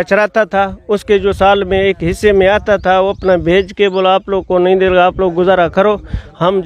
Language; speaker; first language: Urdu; non-native, local second language; Baluchi